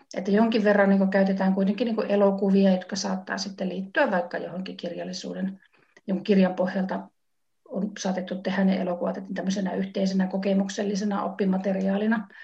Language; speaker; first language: Finnish; native; Finnish